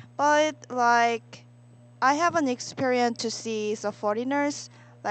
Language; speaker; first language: English; non-native, learner; Korean